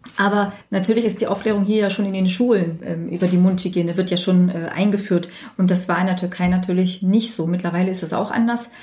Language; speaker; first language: German; native; German